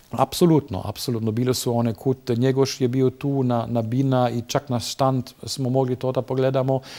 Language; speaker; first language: Bosnian; non-native, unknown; German